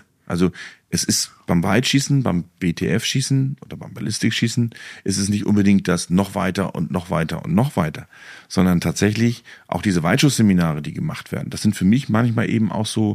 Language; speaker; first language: German; native; German